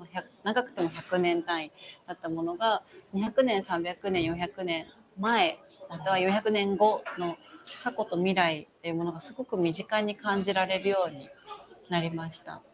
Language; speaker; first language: Japanese; native; Japanese